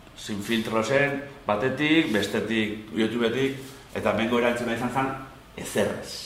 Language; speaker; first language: Basque; non-native, local second language; Spanish